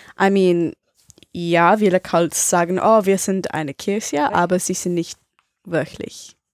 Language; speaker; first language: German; non-native, learner; English